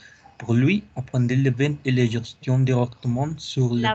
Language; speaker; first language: French; non-native, learner; Spanish